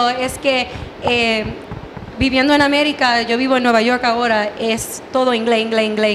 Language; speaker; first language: Spanish; early bilingual, heritage; English